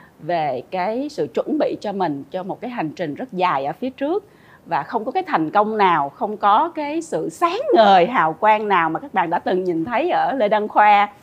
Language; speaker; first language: Vietnamese; native; Vietnamese